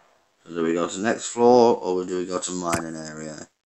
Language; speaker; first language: English; native; English